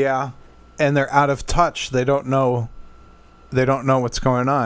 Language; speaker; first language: English; native; English